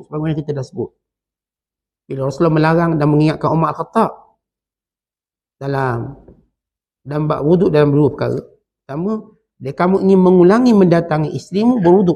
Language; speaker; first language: Malay; native; Malay